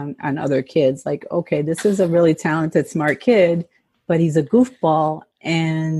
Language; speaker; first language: English; early bilingual, other home language; Spanish